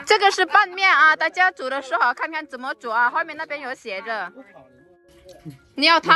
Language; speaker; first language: Chinese; non-native, fluent; Indonesian